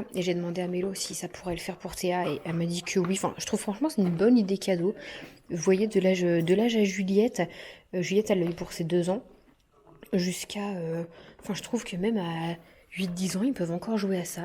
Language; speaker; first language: French; native; French